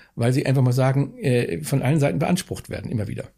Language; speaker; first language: German; native; German